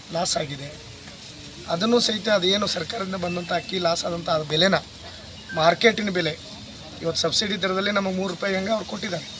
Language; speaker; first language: Kannada; non-native, local second language; Lambadi